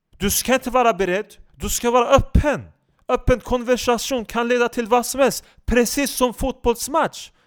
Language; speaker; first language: Swedish; non-native, fluent; Turkish